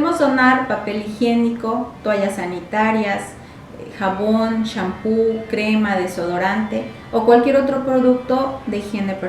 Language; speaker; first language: Spanish; native; Spanish